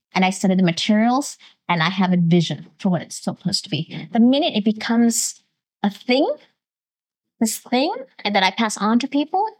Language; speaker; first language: English; early bilingual, other home language; Vietnamese